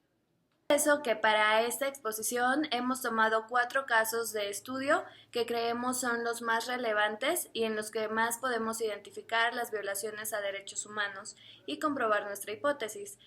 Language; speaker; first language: Spanish; native; Spanish